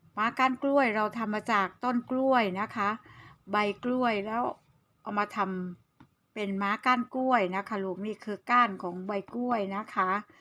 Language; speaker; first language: Thai; native; Thai